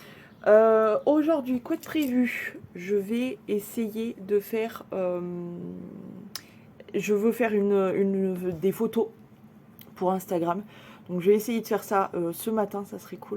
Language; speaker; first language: French; native; French